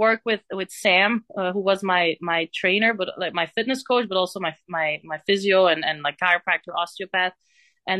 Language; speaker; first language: English; non-native, fluent; Dutch